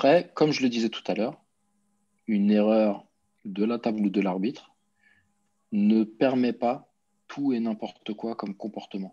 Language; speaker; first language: French; native; French